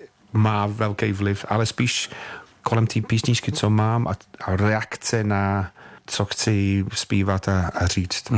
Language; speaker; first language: Czech; non-native, fluent; English